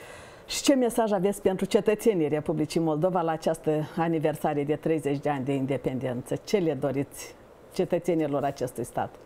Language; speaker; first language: Romanian; native; Romanian